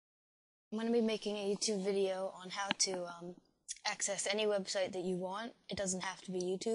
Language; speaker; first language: English; native; English